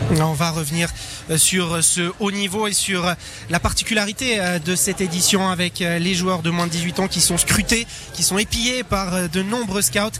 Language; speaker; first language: French; native; French